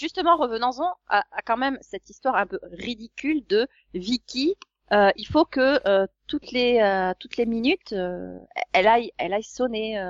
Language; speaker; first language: French; native; French